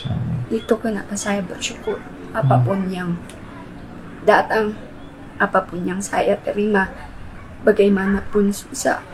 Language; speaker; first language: Indonesian; non-native, fluent; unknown